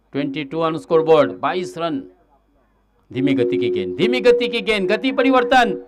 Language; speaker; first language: Hindi; non-native, local second language; Marathi